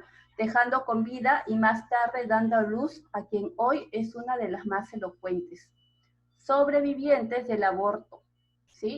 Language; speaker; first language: Spanish; native; Spanish